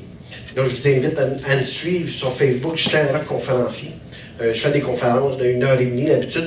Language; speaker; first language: French; native; French